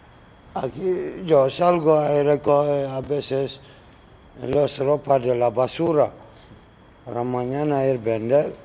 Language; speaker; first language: Spanish; non-native, learner; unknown